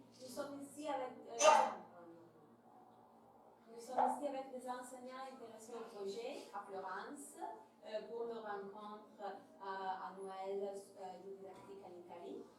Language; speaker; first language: French; non-native, fluent; Italian